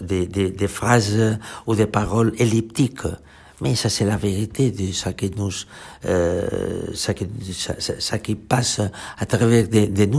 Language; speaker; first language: French; non-native, fluent; Catalan